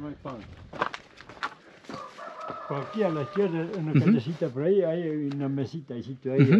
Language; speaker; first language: Spanish; native; Spanish